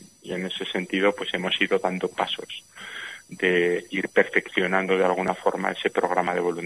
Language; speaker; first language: Spanish; native; Spanish